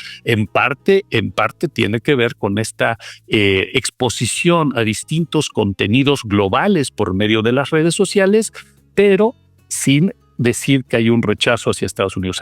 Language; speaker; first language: Spanish; native; Spanish